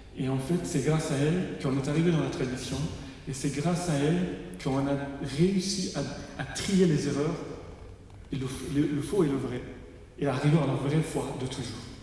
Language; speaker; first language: French; non-native, fluent; Persian